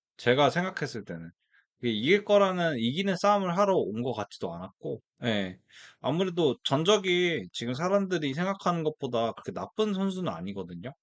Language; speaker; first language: Korean; native; Korean